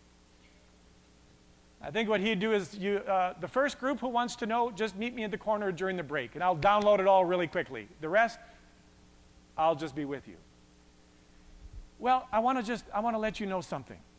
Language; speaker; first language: English; native; English